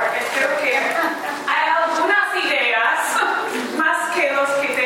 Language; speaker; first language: Spanish; non-native, fluent; English